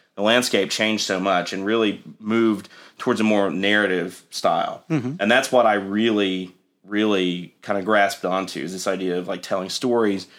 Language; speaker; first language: English; native; English